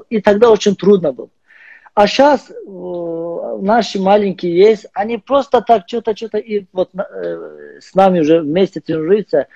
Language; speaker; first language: Russian; non-native, learner; Azerbaijani